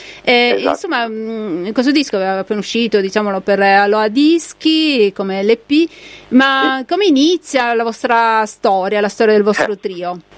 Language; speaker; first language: Italian; native; Italian